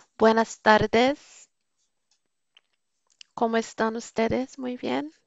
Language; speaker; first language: Spanish; non-native, fluent; Portuguese